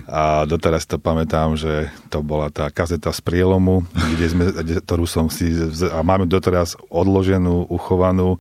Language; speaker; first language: Slovak; native; Slovak